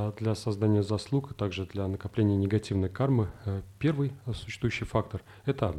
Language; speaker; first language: Russian; native; Russian